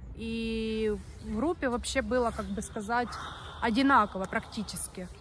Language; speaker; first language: Russian; native; Russian